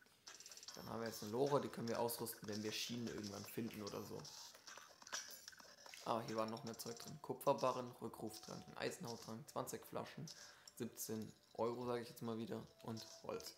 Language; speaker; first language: German; native; German